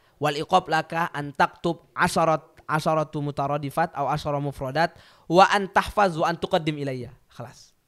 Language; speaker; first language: Arabic; non-native, learner; Indonesian